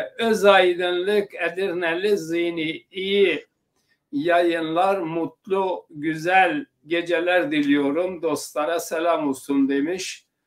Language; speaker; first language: Turkish; non-native, local second language; Zaza